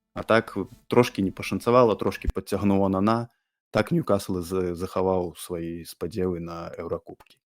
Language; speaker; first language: Belarusian; non-native, local second language; Russian